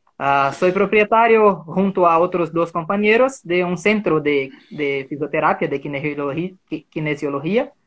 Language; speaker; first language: Spanish; non-native, fluent; Portuguese